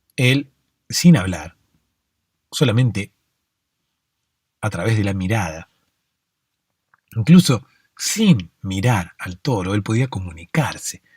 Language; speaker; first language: Spanish; native; Spanish